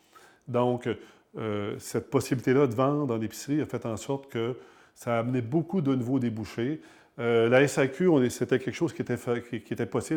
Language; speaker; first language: French; native; French